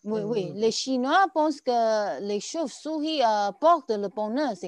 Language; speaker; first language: French; non-native, learner; Chinese